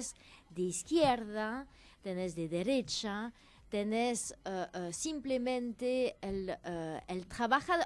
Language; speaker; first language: Spanish; non-native, fluent; French